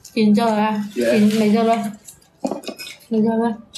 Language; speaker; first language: Vietnamese; native; Vietnamese